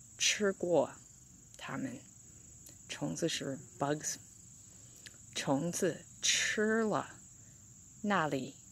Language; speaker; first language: Chinese; non-native, fluent; English